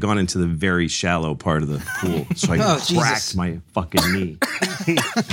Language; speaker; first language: English; early bilingual, other home language; Spanish